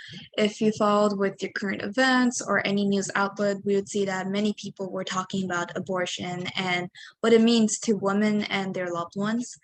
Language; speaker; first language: English; native; English